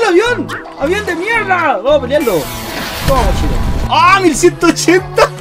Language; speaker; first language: Spanish; native; Spanish